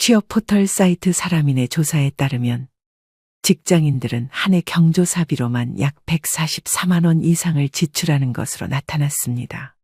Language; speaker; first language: Korean; native; Korean